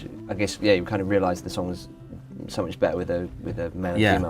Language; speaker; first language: English; native; English